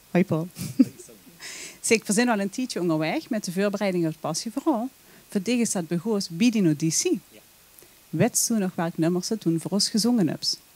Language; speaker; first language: Dutch; native; Dutch